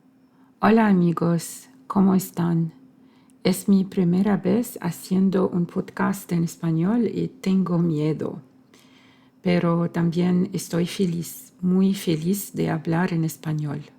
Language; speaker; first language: Spanish; non-native, fluent; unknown